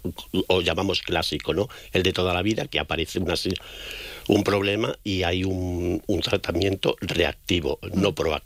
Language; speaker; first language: Spanish; native; Spanish